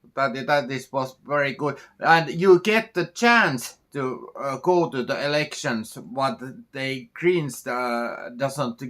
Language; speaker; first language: English; non-native, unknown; Finnish